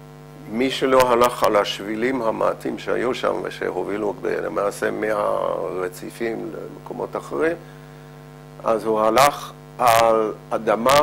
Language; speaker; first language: Hebrew; non-native, fluent; Dutch